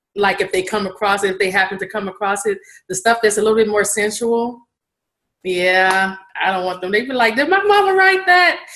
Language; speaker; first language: English; native; English